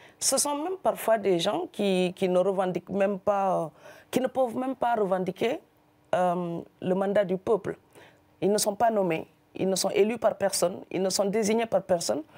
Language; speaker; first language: French; non-native, local second language; Serer